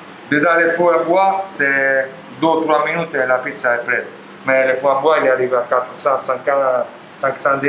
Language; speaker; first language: French; non-native, learner; Italian